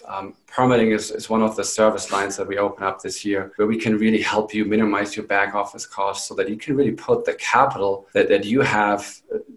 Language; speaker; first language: English; non-native, fluent; German